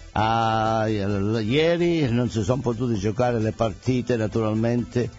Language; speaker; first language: Italian; native; Italian